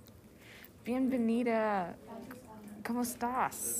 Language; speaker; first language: Spanish; non-native, learner; English